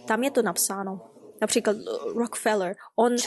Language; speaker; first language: Czech; non-native, fluent; Korean